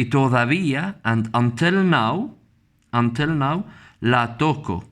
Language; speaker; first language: Spanish; non-native, fluent; Arabic